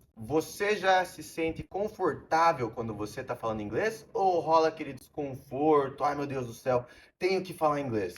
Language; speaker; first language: Portuguese; early bilingual, heritage; Portuguese